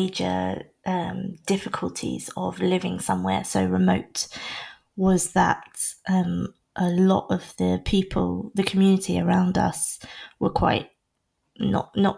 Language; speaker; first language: English; native; English